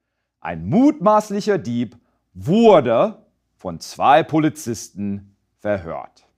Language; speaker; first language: German; non-native, fluent; English